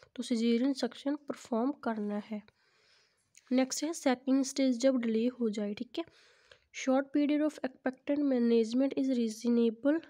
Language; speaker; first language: Hindi; non-native, local second language; Punjabi